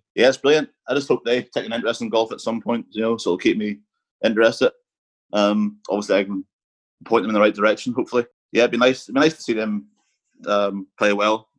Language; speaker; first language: English; native; English